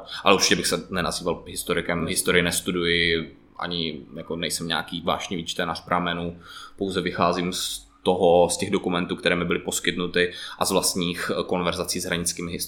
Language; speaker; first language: Czech; native; Czech